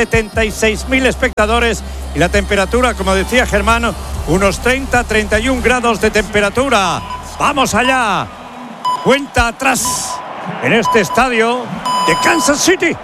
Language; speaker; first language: Spanish; native; Spanish